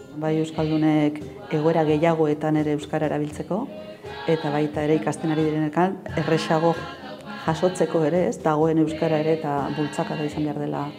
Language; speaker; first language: Basque; non-native, local second language; Spanish